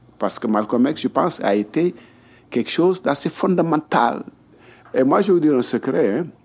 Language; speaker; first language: French; non-native, local second language; Wolof